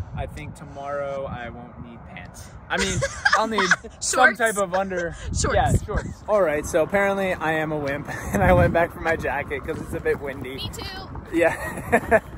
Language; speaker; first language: English; native; English